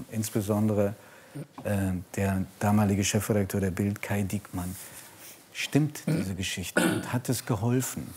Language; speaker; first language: German; native; German